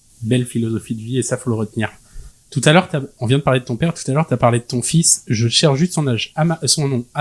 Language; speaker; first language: French; native; French